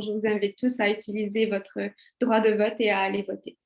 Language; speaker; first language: French; early bilingual, other home language; Kabyle